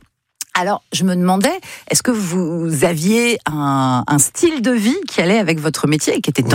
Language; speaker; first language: French; native; French